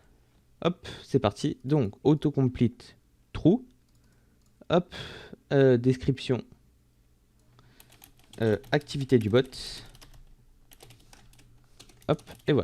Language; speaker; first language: French; native; French